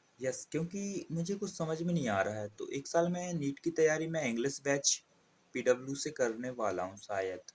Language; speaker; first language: Hindi; native; Hindi